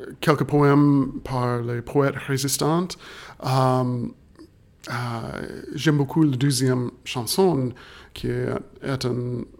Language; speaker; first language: French; non-native, fluent; English